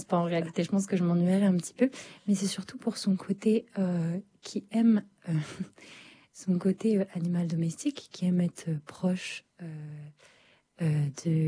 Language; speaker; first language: French; native; French